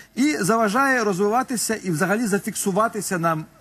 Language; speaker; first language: Ukrainian; non-native, local second language; Russian